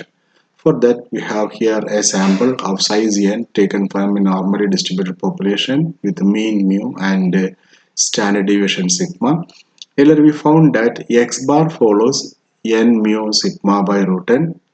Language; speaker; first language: English; non-native, local second language; Malayalam